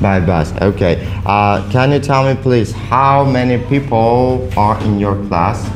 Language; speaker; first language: English; non-native, fluent; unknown